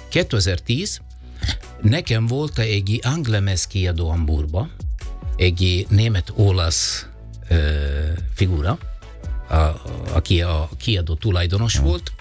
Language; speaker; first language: Hungarian; non-native, learner; Italian